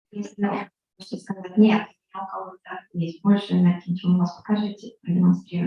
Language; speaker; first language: Russian; native; Russian